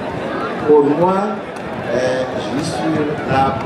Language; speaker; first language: French; non-native, learner; Portuguese